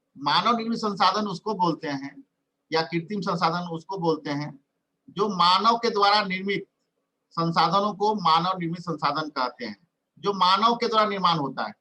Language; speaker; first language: Hindi; native; Hindi